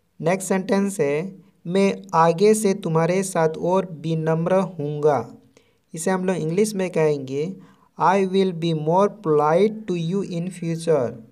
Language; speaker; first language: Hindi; non-native, local second language; Santali